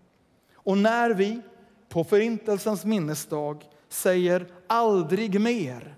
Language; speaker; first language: Swedish; native; Swedish